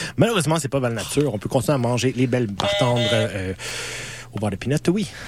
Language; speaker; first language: French; native; French